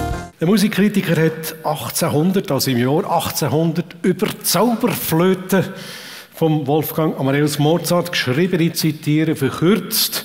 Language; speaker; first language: German; native; German